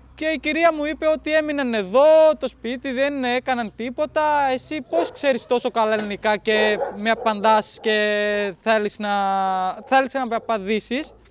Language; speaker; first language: Greek; non-native, fluent; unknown